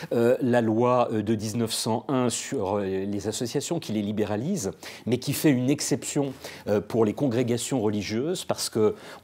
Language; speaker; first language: French; native; French